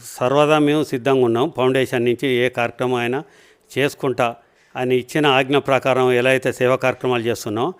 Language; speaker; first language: Telugu; native; Telugu